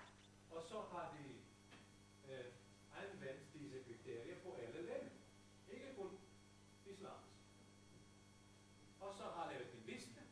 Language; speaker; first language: Danish; non-native, fluent; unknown